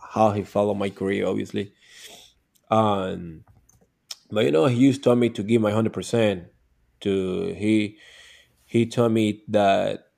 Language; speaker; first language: English; non-native, learner; Spanish